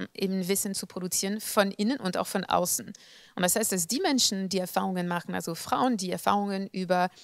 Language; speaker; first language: German; non-native, fluent; French